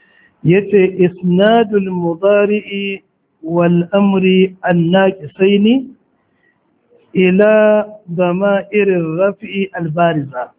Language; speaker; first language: Arabic; non-native, fluent; Hausa